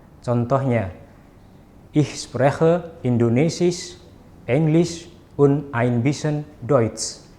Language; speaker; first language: German; non-native, fluent; Indonesian